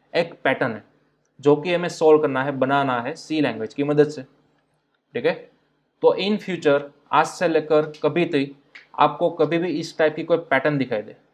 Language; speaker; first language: Hindi; non-native, local second language; Gujarati